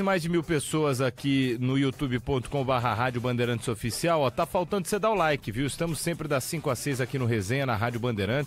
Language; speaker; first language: Portuguese; native; Portuguese